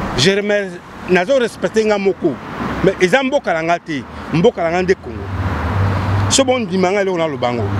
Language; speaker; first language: Lingala; non-native, local second language; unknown